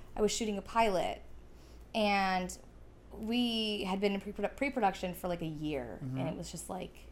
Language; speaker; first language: English; native; English